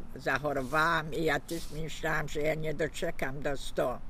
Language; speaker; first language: Polish; early bilingual, heritage; Polish